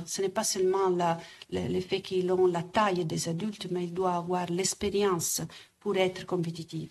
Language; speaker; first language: French; non-native, fluent; Italian